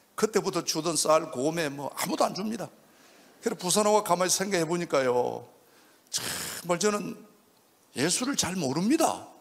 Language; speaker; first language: Korean; native; Korean